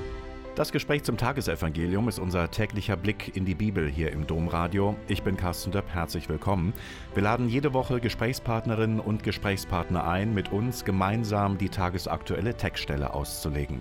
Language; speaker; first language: German; native; German